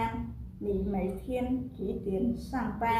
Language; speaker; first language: Chinese; non-native, fluent; Khmer